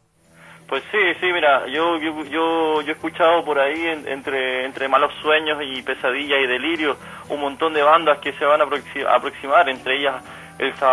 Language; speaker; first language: Spanish; native; Spanish